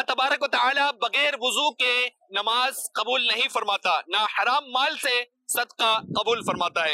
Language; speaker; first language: Urdu; native; Urdu